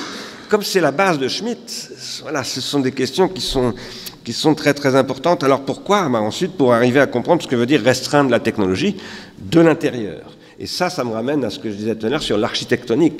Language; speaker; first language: French; native; French